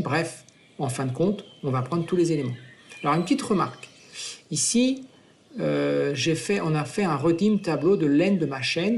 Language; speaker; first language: French; native; French